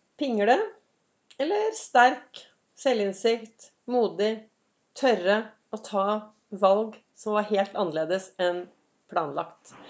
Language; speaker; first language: Norwegian; native; Norwegian